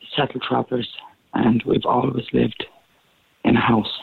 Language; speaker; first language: English; native; English